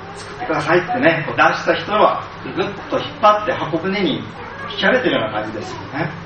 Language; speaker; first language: Japanese; native; Japanese